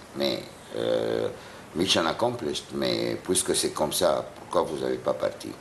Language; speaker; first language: French; non-native, fluent; Arabic